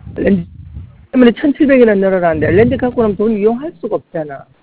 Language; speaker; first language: Korean; native; Korean